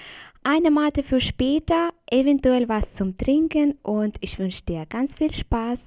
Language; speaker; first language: German; native; German